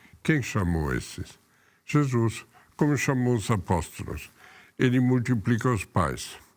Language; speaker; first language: Portuguese; non-native, fluent; German